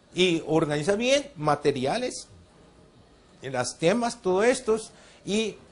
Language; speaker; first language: Spanish; non-native, fluent; Japanese